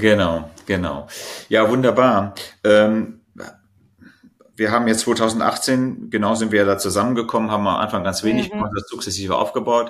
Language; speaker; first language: German; native; German